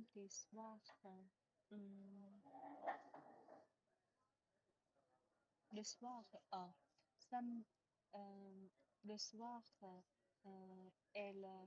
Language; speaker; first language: French; non-native, learner; Chinese